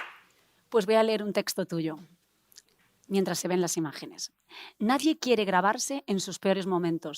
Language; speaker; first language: Spanish; native; Spanish